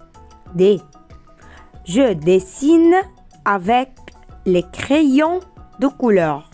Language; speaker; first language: French; non-native, fluent; Arabic